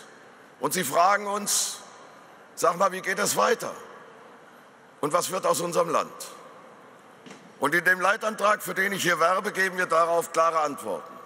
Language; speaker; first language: German; native; German